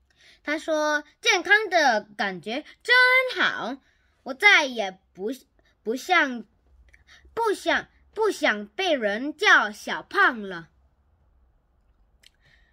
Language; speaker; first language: Chinese; non-native, learner; Korean